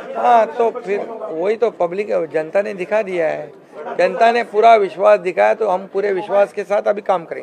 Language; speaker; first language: Hindi; non-native, local second language; Marathi